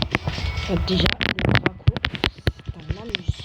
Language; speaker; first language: French; native; French